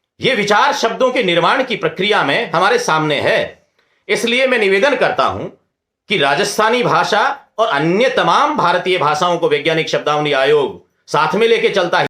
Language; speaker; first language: Hindi; non-native, local second language; Rajasthani